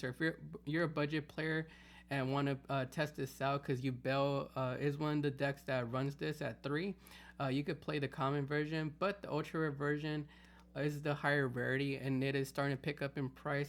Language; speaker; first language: English; native; English